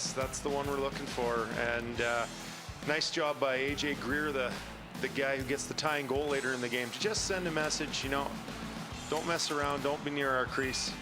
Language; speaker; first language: English; native; English